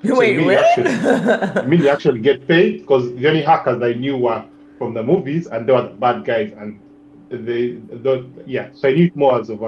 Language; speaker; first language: English; non-native, local second language; Ganda